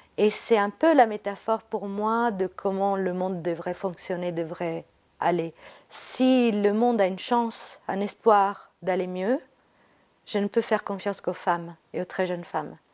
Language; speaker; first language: French; non-native, fluent; Italian